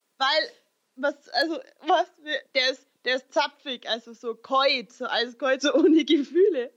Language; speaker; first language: German; native; German